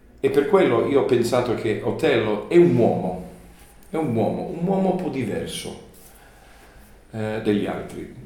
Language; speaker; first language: Italian; non-native, learner; English